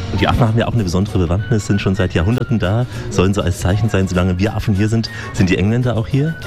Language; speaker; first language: German; native; German